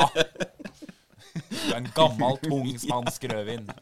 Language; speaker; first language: Norwegian; native; Norwegian